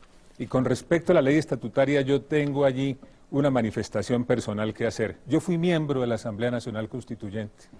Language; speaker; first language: Spanish; native; Spanish